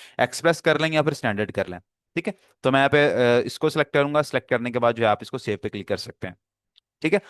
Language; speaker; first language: Urdu; non-native, local second language; Punjabi